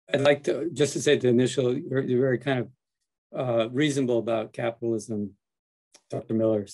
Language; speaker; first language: English; native; English